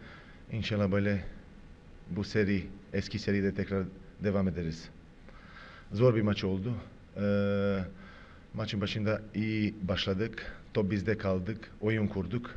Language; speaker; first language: Turkish; non-native, fluent; Croatian